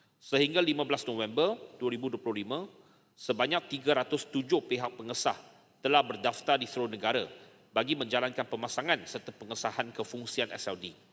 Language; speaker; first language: Malay; native; Malay